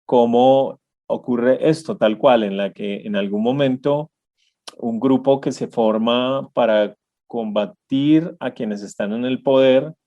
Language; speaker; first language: Spanish; native; Spanish